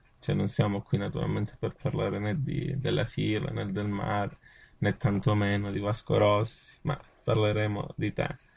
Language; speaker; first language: Italian; native; Italian